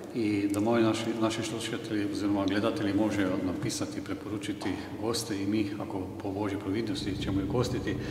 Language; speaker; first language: Serbian; non-native, fluent; Slovenian